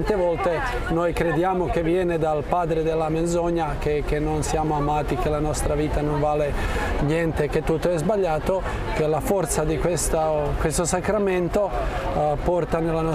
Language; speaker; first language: Italian; non-native, fluent; Croatian